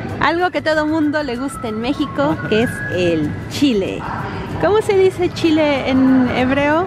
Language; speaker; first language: Spanish; native; Spanish